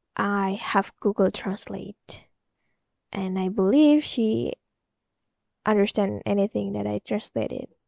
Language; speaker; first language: English; non-native, learner; Indonesian